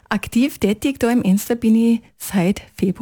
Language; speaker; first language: German; native; German